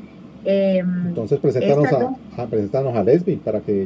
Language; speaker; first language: Spanish; native; Spanish